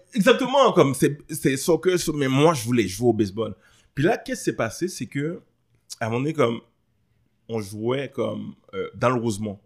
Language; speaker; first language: French; early bilingual, other home language; Haitian Creole